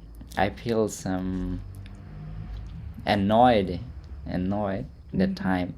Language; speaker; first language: English; non-native, learner; Hindi